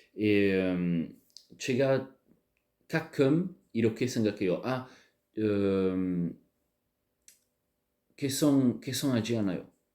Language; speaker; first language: Korean; non-native, learner; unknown